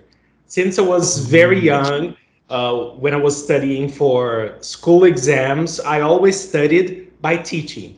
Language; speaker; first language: English; non-native, fluent; Portuguese